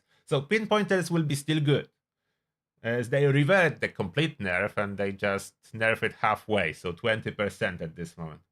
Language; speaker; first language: English; non-native, fluent; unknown